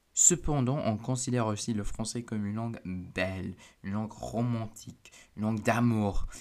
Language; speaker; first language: French; non-native, fluent; English